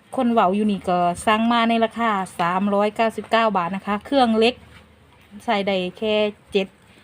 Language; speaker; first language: Thai; native; Thai